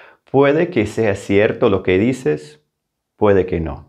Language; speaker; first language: Spanish; non-native, fluent; English